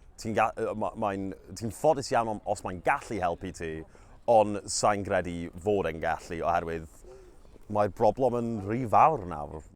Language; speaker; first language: Welsh; non-native, local second language; English